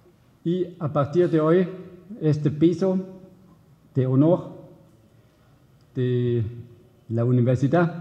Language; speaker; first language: Spanish; non-native, fluent; German